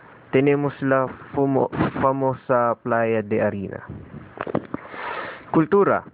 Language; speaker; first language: Spanish; non-native, learner; Filipino